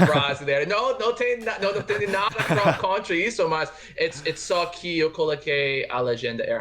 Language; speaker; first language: Portuguese; non-native, fluent; English